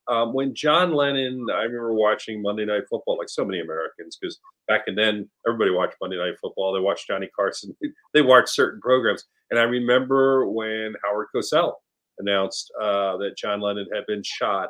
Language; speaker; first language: English; native; English